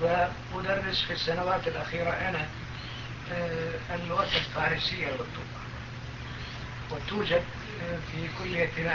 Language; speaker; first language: Arabic; non-native, fluent; Turkish